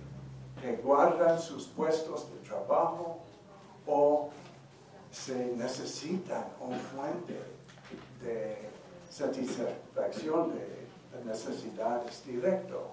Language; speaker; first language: Spanish; non-native, learner; English